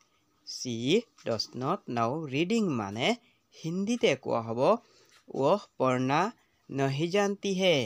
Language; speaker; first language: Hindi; non-native, local second language; Assamese